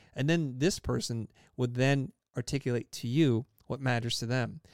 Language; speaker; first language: English; early bilingual, other home language; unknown